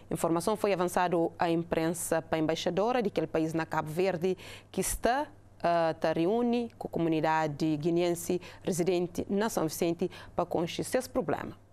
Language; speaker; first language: Portuguese; non-native, local second language; Kabuverdianu